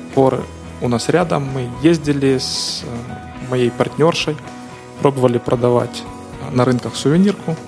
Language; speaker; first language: Russian; non-native, local second language; Ukrainian